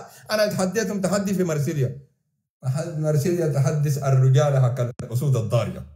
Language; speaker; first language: Arabic; native; Arabic